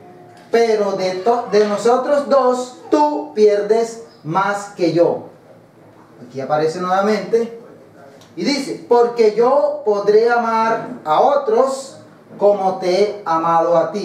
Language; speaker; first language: Spanish; native; Spanish